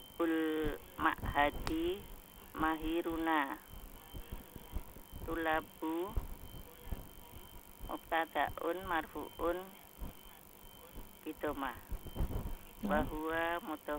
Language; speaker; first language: Arabic; non-native, learner; Indonesian